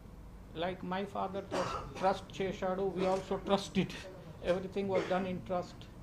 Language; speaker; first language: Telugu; early bilingual, heritage; Telugu